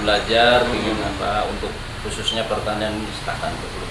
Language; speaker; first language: Indonesian; native; Indonesian